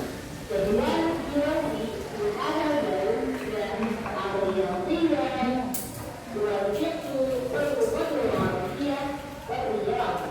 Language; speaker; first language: Arabic; non-native, learner; Indonesian